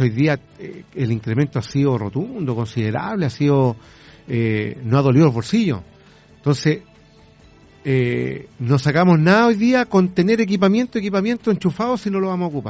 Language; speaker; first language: Spanish; native; Spanish